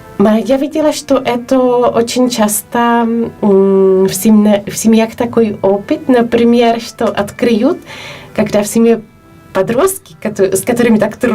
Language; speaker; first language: Russian; non-native, fluent; Polish